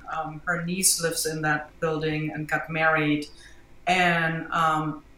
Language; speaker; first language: English; non-native, fluent; German